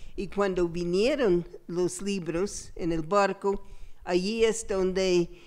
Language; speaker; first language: Spanish; non-native, fluent; English